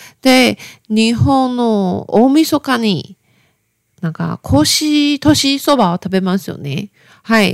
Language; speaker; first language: Japanese; non-native, learner; Chinese